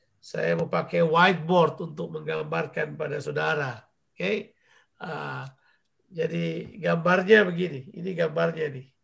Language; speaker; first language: Indonesian; native; Indonesian